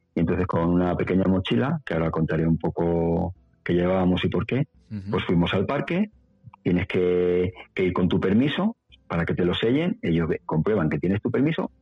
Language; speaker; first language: Spanish; native; Spanish